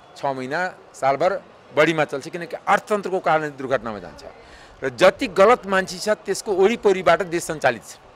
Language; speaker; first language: Nepali; non-native, local second language; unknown